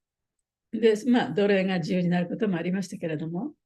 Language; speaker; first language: Japanese; native; Japanese